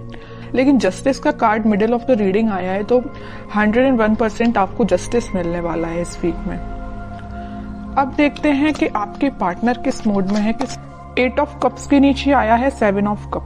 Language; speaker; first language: Hindi; native; Hindi